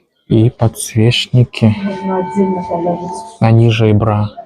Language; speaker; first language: Russian; native; Russian